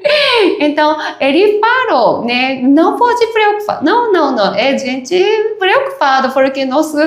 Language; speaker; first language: Portuguese; non-native, learner; Japanese